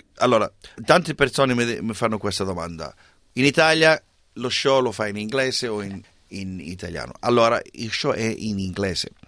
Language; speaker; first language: Italian; early bilingual, heritage; English